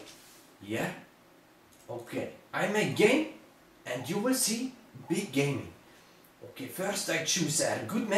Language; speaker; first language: English; non-native, learner; German